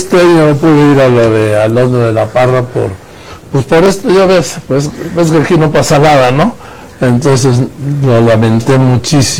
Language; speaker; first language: Spanish; native; Spanish